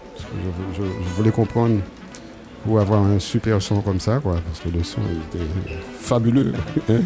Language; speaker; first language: French; native; French